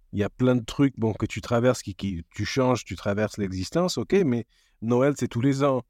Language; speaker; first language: French; non-native, fluent; Portuguese